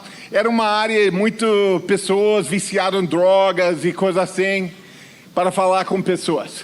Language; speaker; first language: Portuguese; non-native, fluent; English